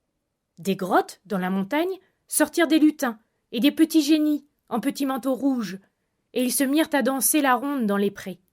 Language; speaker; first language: French; native; French